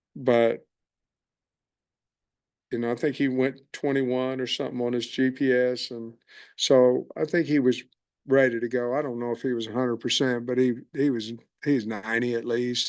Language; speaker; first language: English; native; English